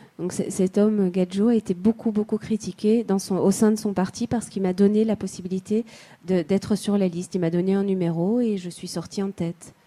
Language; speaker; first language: French; native; French